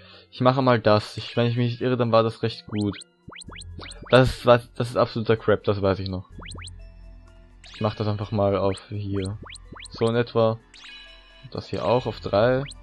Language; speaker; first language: German; native; German